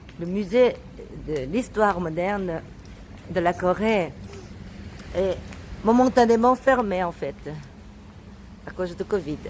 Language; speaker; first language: French; non-native, fluent; Korean